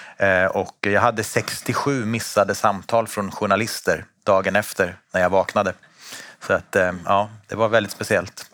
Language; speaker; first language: Swedish; native; Swedish